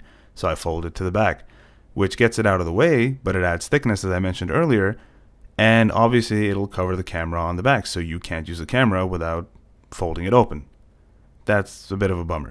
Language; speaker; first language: English; native; English